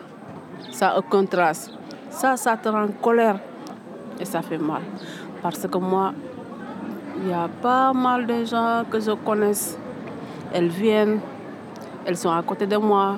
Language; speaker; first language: French; non-native, local second language; Fula